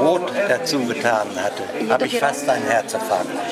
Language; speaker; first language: German; native; German